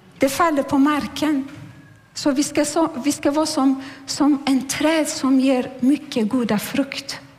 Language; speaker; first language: Swedish; non-native, fluent; Turkish